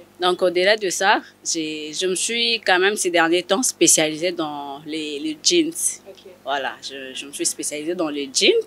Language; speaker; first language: French; non-native, local second language; Lingala